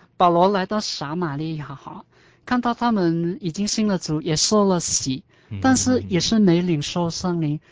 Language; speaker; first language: Chinese; non-native, local second language; Hakka Chinese